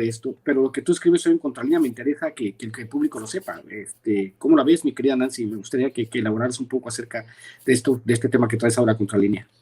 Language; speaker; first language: Spanish; native; Spanish